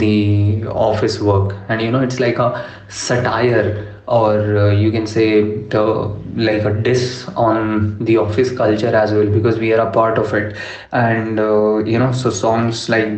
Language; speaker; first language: English; non-native, local second language; Urdu